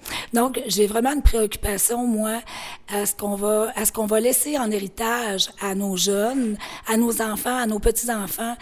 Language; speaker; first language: French; native; French